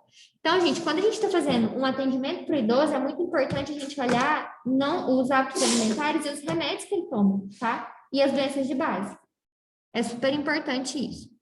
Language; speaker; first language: Portuguese; native; Portuguese